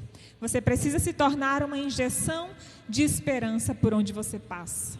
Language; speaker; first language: Portuguese; native; Portuguese